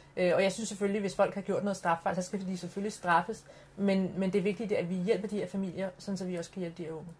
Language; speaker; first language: Danish; early bilingual, other home language; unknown